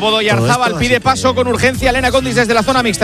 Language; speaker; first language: Spanish; native; Spanish